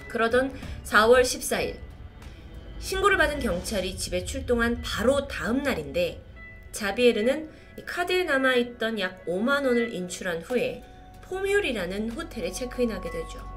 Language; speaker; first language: Korean; native; Korean